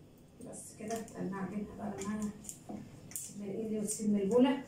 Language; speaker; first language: Arabic; native; Arabic